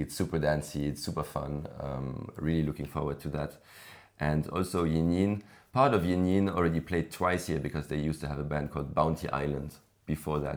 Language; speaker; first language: English; non-native, fluent; French